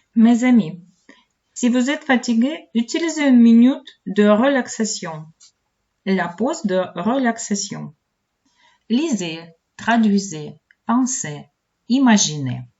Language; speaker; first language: French; non-native, fluent; Ukrainian